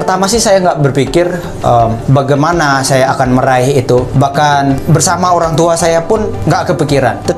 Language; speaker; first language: Indonesian; non-native, local second language; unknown